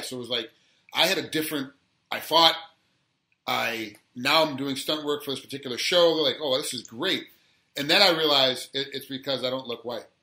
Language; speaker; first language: English; native; English